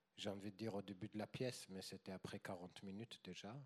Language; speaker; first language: French; non-native, fluent; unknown